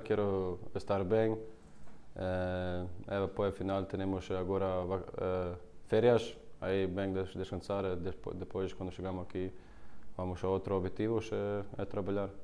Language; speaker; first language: Portuguese; non-native, learner; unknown